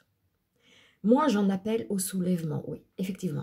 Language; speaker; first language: French; native; French